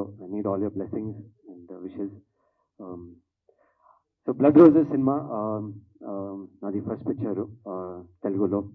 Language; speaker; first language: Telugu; non-native, learner; Kannada